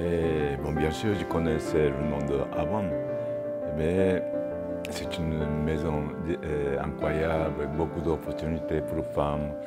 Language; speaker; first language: French; non-native, fluent; Japanese